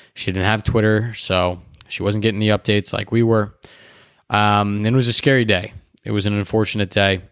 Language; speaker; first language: English; native; English